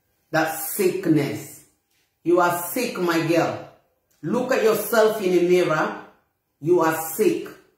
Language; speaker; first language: English; non-native, fluent; Upper Guinea Crioulo